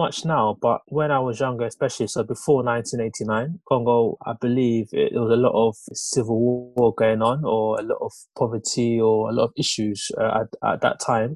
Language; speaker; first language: English; early bilingual, other home language; Lingala